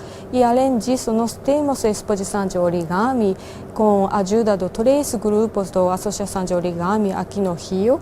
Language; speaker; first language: Portuguese; non-native, fluent; Japanese